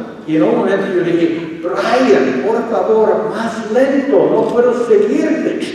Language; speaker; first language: Spanish; non-native, fluent; English